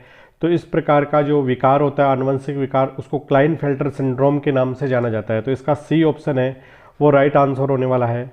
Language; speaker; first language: Hindi; native; Hindi